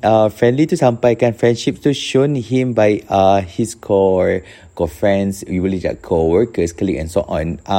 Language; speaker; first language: English; non-native, local second language; Malay